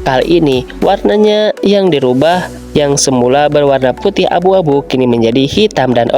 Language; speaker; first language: Indonesian; native; Indonesian